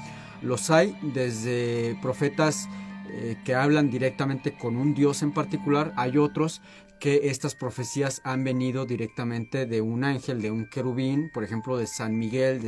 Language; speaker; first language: Spanish; native; Spanish